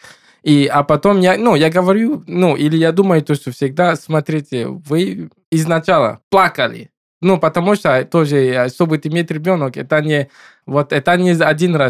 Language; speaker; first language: Russian; non-native, learner; English